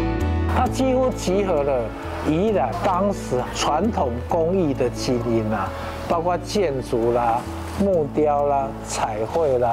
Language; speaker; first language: Chinese; native; Chinese